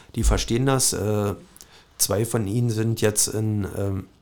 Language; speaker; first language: German; native; German